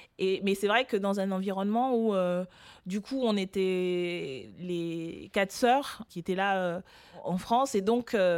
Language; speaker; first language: French; early bilingual, other home language; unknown